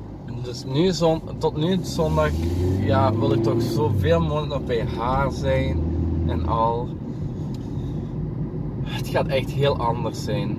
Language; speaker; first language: Dutch; native; Dutch